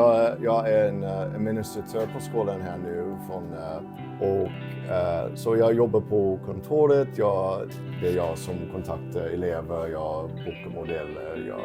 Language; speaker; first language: Swedish; non-native, fluent; English